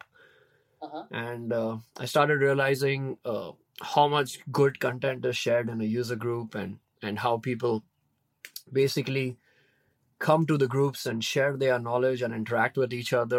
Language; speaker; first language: English; non-native, local second language; Hindi